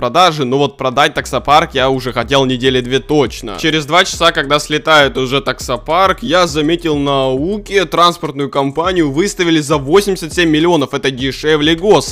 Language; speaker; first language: Russian; native; Russian